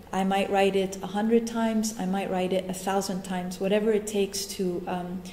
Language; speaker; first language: English; non-native, local second language; Arabic